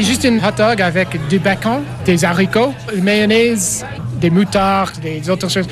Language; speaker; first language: French; non-native, learner; English